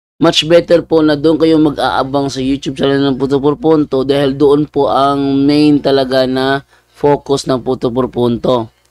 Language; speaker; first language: Filipino; native; Filipino